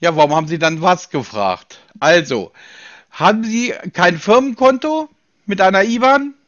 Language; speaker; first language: German; native; German